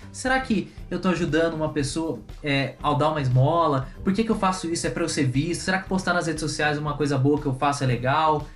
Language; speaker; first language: Portuguese; native; Portuguese